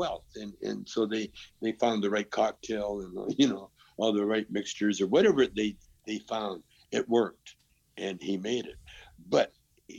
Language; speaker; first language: English; native; English